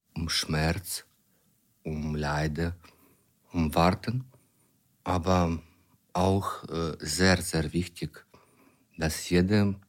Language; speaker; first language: German; non-native, fluent; Ukrainian